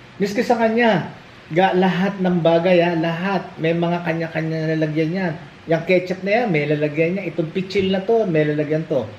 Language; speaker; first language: Filipino; native; Filipino